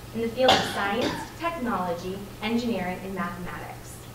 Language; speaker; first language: English; native; English